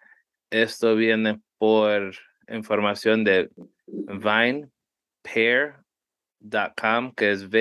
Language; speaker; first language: Spanish; early bilingual, heritage; Spanish